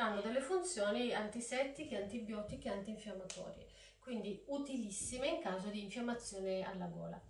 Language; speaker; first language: Italian; native; Italian